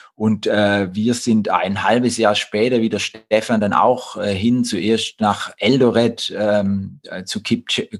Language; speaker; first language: German; native; German